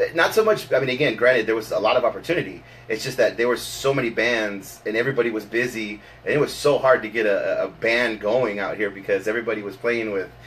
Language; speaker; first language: English; native; English